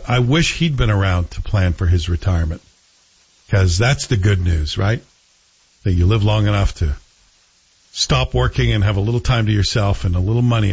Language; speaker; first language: English; native; English